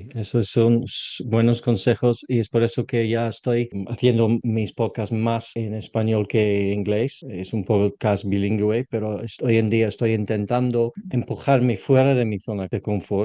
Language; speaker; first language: Spanish; non-native, learner; English